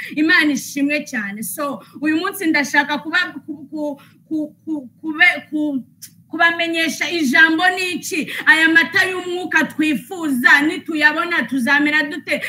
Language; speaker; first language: Kinyarwanda; early bilingual, heritage; Kinyarwanda